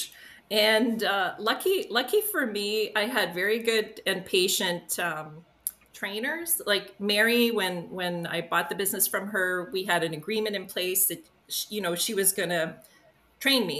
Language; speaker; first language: English; native; English